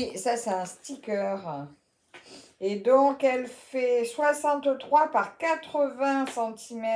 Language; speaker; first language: French; native; French